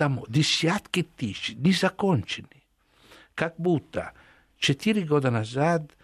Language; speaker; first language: Russian; non-native, fluent; Italian